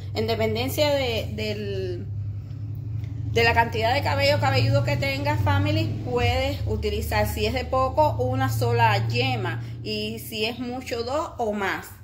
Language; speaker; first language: Spanish; native; Spanish